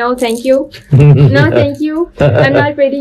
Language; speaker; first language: English; non-native, learner; Russian